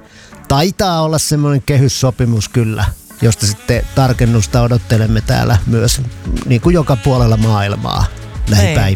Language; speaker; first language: Finnish; native; Finnish